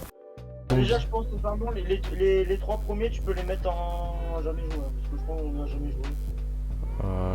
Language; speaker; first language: French; native; French